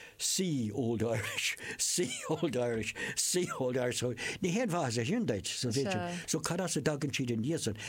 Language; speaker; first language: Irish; non-native, local second language; English